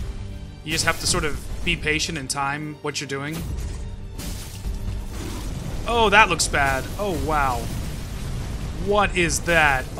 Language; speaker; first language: English; native; English